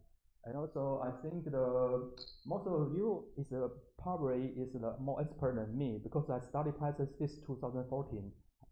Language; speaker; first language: English; non-native, learner; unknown